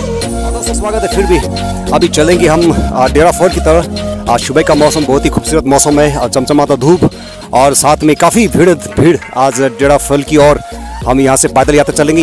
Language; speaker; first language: Hindi; non-native, local second language; Nepali